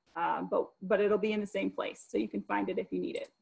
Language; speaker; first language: English; native; English